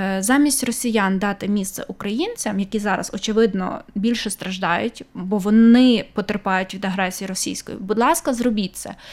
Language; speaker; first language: Ukrainian; native; Ukrainian